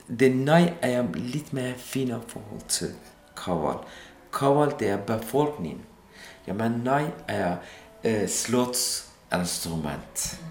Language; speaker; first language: Danish; non-native, fluent; Kurdish